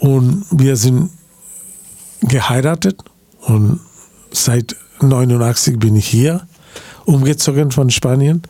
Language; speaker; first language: German; non-native, learner; Bangla